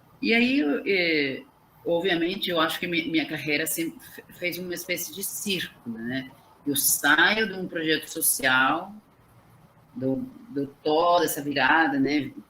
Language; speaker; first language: Portuguese; non-native, fluent; Spanish